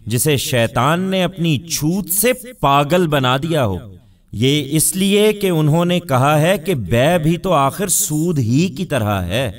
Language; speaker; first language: Urdu; non-native, local second language; Punjabi